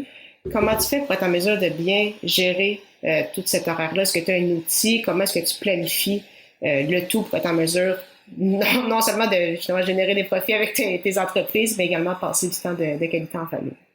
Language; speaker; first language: French; native; French